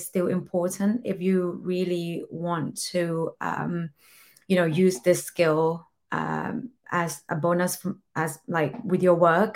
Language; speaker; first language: English; non-native, fluent; Thai